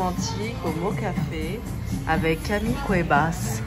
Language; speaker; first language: French; native; French